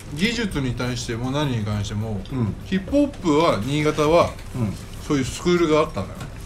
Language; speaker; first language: Japanese; native; Japanese